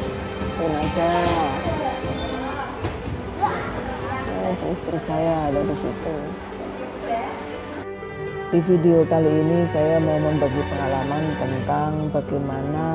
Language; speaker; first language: Indonesian; non-native, local second language; Javanese